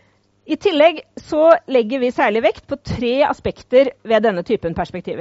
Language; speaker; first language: Norwegian; native; Norwegian